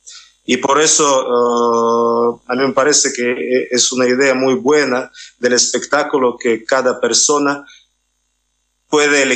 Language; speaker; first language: Spanish; non-native, fluent; Russian